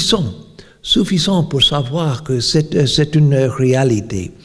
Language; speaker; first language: French; non-native, fluent; English